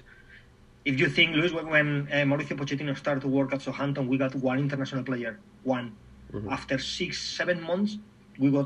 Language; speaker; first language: English; non-native, fluent; Spanish